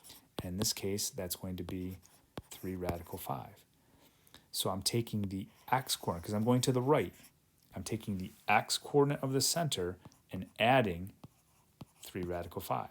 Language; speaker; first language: English; native; English